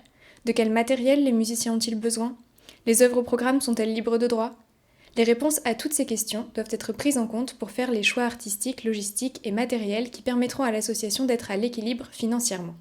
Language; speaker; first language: French; native; French